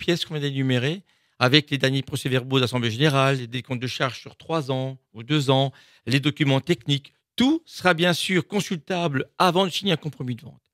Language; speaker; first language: French; native; French